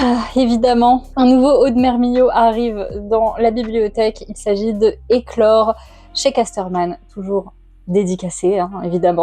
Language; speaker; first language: French; native; French